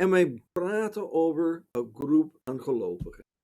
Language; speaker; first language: Dutch; non-native, fluent; English